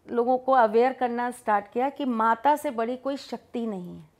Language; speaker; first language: Hindi; native; Hindi